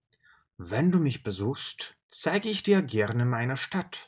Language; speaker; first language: German; non-native, fluent; Russian